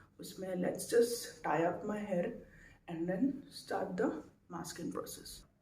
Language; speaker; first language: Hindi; non-native, local second language; Assamese